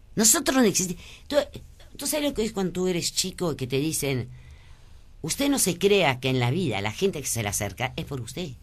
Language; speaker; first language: Spanish; early bilingual, other home language; French